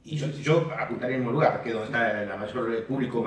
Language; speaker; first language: Spanish; native; Spanish